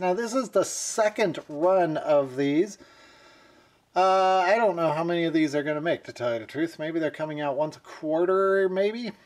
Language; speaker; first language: English; native; English